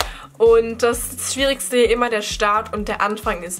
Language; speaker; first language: German; native; German